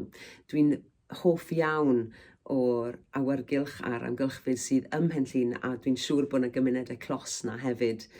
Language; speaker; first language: Welsh; native; Welsh